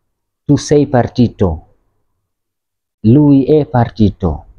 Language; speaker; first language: Italian; non-native, learner; Swahili